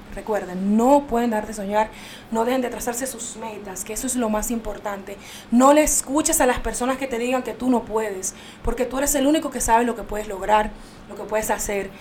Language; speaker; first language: Spanish; native; Spanish